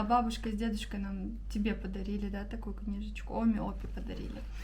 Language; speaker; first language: Russian; native; Russian